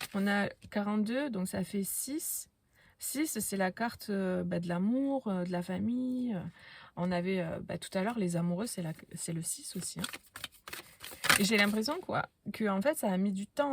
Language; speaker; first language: French; native; French